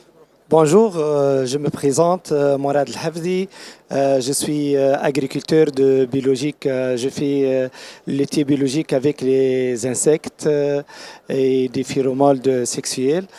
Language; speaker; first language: French; non-native, learner; Arabic